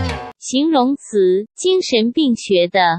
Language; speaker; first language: Chinese; native; Chinese